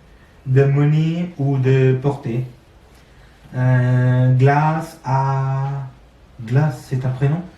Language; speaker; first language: French; non-native, learner; Sinhala